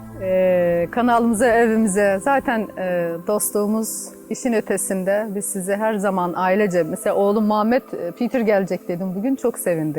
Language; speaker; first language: Turkish; native; Turkish